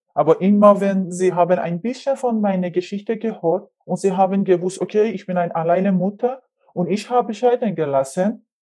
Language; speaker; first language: German; non-native, learner; Persian